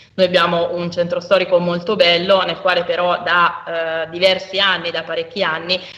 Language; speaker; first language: Italian; native; Italian